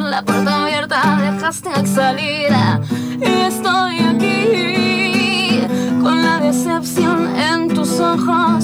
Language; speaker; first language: Spanish; native; Spanish